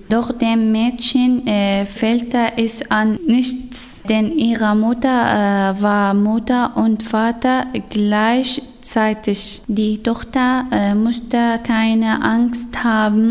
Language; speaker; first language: German; non-native, learner; Arabic